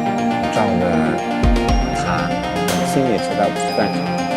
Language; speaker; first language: Chinese; non-native, fluent; English